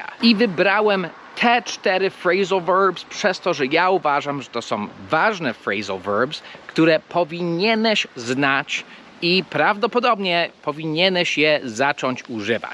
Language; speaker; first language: Polish; non-native, fluent; English